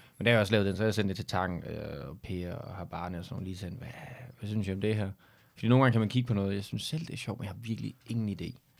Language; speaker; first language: Danish; native; Danish